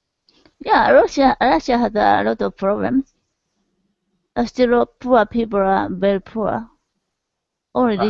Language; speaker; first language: English; non-native, learner; Japanese